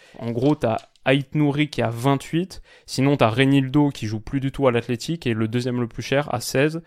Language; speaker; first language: French; native; French